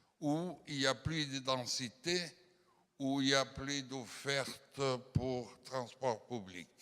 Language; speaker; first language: French; non-native, fluent; Portuguese